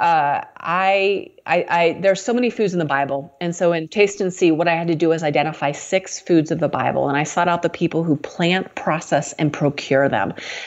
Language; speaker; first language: English; native; English